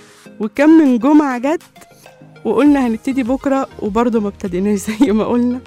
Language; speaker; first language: Arabic; native; Arabic